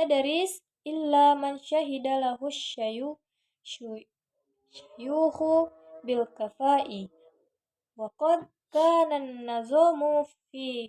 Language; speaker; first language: Arabic; non-native, learner; Indonesian